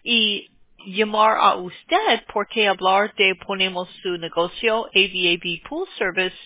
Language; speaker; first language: Spanish; non-native, learner; English